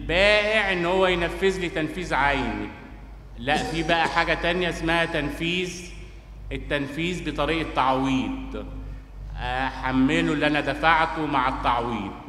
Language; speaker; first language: Arabic; native; Arabic